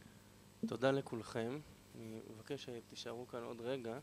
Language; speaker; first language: Hebrew; native; Hebrew